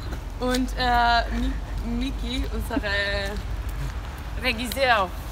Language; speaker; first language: German; non-native, learner; Spanish